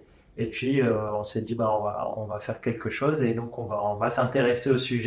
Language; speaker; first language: French; native; French